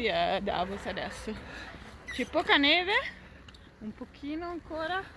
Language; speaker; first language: Italian; non-native, fluent; Dutch